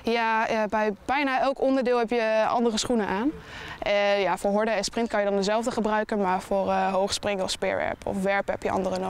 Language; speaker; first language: Dutch; native; Dutch